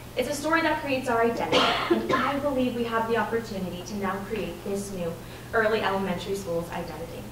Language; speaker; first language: English; native; English